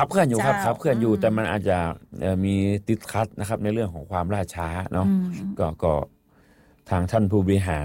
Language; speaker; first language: Thai; non-native, local second language; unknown